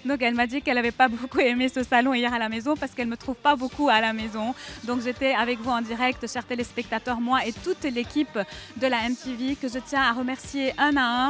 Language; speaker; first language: French; native; French